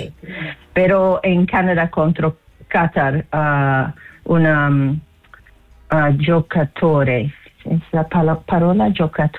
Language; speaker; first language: Italian; non-native, learner; English